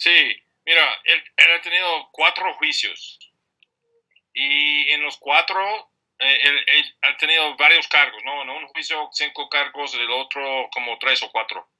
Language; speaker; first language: Spanish; non-native, fluent; English